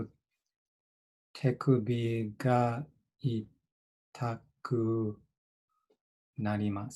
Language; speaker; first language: Japanese; non-native, learner; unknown